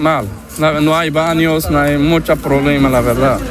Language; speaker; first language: Spanish; non-native, learner; Arabic